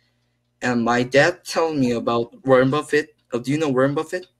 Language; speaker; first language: English; non-native, learner; Korean